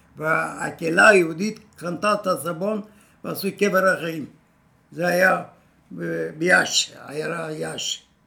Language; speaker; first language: Hebrew; non-native, fluent; Romanian